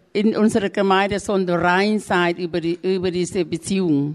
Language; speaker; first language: German; non-native, learner; Thai